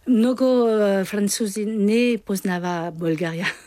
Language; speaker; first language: Bulgarian; non-native, learner; French